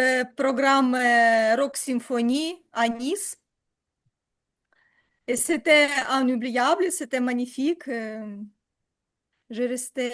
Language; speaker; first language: French; non-native, learner; Ukrainian